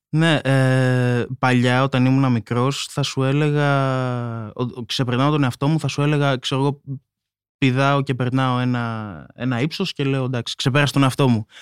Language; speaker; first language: Greek; native; Greek